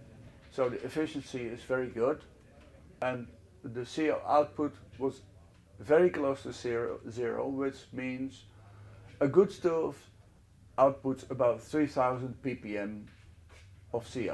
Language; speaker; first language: English; non-native, fluent; Dutch